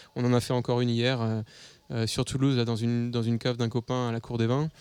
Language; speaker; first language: French; native; French